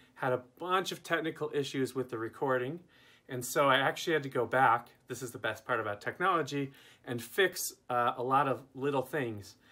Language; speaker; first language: English; native; English